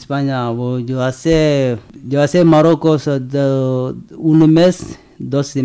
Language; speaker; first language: Spanish; non-native, learner; French